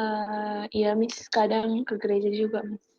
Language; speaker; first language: Indonesian; native; Indonesian